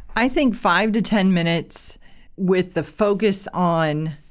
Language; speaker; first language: English; native; English